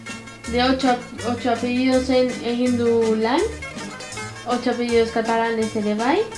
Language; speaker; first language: Basque; non-native, local second language; Spanish